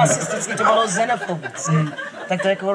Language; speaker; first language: Czech; non-native, fluent; English